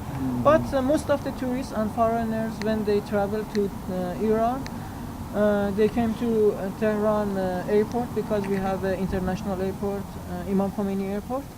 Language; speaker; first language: English; non-native, learner; Persian